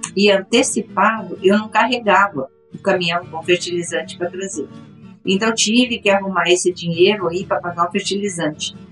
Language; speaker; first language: Portuguese; native; Portuguese